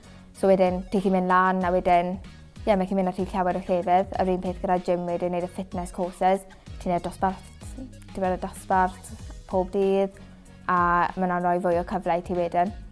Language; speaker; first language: Welsh; native; Welsh